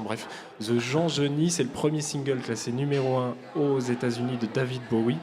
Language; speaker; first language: French; native; French